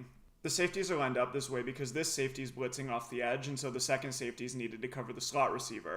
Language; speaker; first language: English; native; English